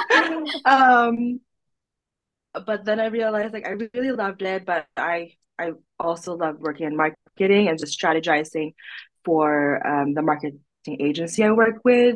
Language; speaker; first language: English; non-native, local second language; Filipino